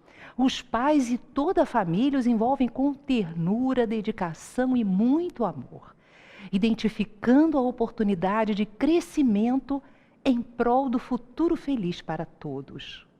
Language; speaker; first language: Portuguese; native; Portuguese